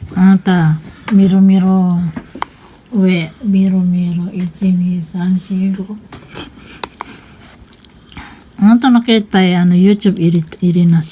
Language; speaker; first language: Japanese; non-native, learner; Filipino